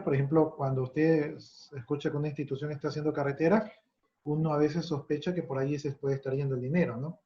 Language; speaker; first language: Spanish; native; Spanish